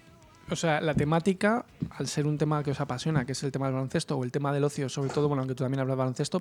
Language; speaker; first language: Spanish; native; Spanish